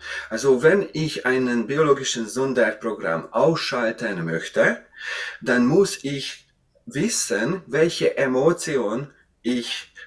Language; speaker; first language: German; non-native, fluent; Hungarian